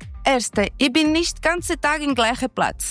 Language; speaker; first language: German; non-native, learner; Portuguese